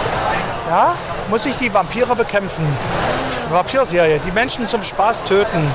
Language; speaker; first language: German; native; German